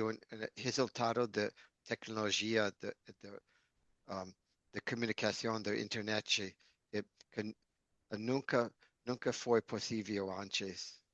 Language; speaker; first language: Portuguese; non-native, learner; English